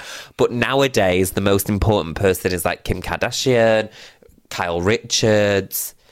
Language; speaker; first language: English; native; English